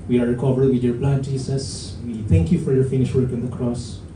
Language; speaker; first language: English; non-native, local second language; Filipino